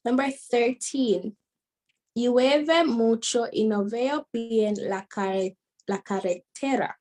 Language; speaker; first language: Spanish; non-native, fluent; English